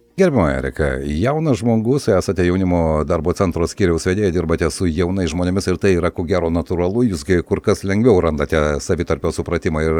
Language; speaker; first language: Lithuanian; native; Lithuanian